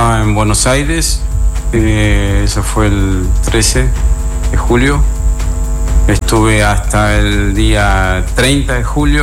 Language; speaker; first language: Spanish; native; Spanish